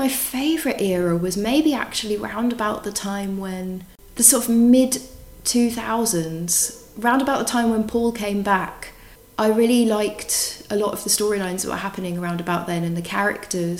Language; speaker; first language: English; native; English